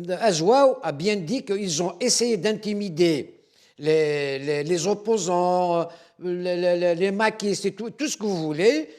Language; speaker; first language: French; non-native, local second language; Kabyle